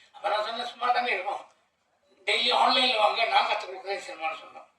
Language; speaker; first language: Tamil; non-native, local second language; Malayalam